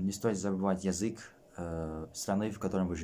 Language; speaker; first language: Russian; non-native, local second language; Kazakh